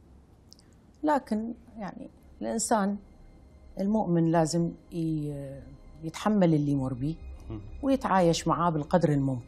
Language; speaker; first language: Arabic; native; Arabic